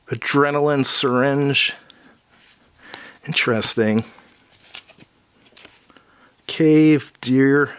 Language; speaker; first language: English; native; English